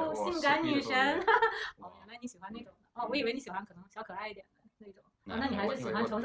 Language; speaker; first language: Chinese; native; Chinese